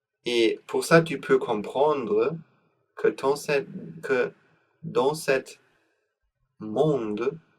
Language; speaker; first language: French; non-native, learner; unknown